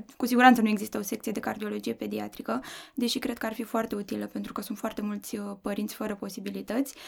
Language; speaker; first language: Romanian; native; Romanian